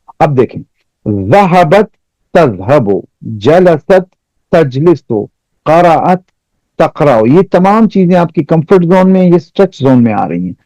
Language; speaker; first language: Urdu; non-native, local second language; Pashto